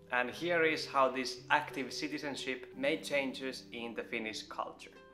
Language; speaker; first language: English; non-native, fluent; Finnish